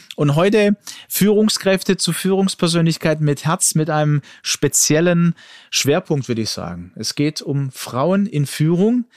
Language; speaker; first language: German; early bilingual, other home language; Greek